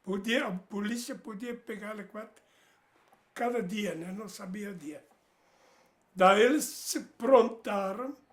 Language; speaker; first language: Portuguese; early bilingual, other home language; Low German